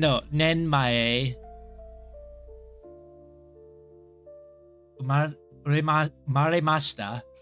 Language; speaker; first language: Japanese; non-native, learner; English